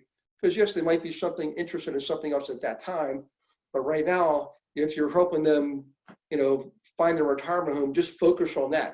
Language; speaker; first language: English; native; English